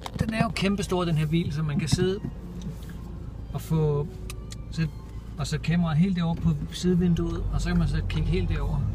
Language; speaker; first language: Danish; native; Danish